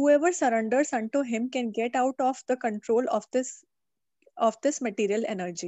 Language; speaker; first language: English; non-native, local second language; Hindi